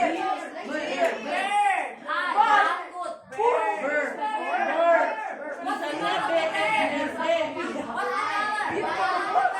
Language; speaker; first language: English; non-native, learner; Indonesian